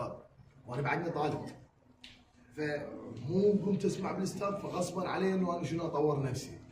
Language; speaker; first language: Arabic; native; Arabic